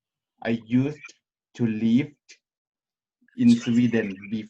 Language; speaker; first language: English; non-native, learner; Thai